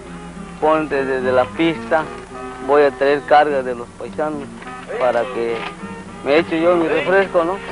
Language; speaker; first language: Spanish; non-native, local second language; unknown